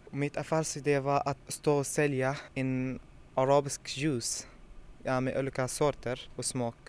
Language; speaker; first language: Swedish; non-native, learner; Arabic